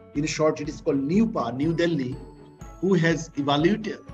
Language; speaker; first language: English; non-native, local second language; Bangla